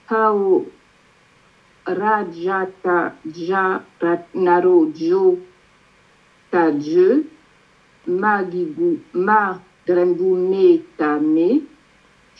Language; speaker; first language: French; native; French